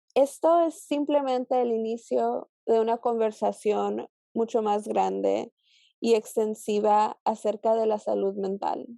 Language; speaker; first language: Spanish; early bilingual, heritage; Spanish